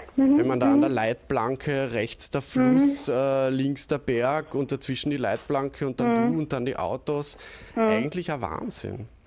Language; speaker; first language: German; native; German